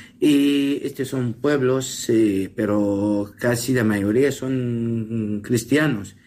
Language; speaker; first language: Spanish; non-native, learner; Assyrian Neo-Aramaic